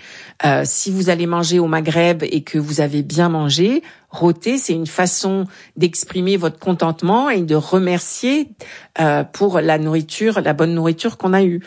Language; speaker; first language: French; native; French